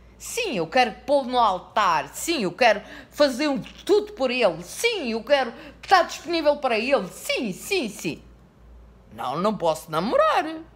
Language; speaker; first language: Portuguese; native; Portuguese